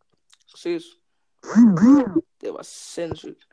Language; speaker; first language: Danish; early bilingual, other home language; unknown